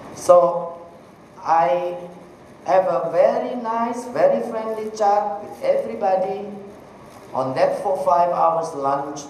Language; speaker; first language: English; non-native, fluent; Indonesian